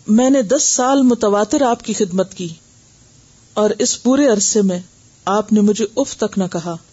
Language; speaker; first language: Urdu; native; Urdu